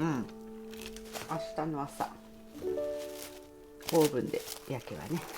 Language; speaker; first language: Japanese; native; Japanese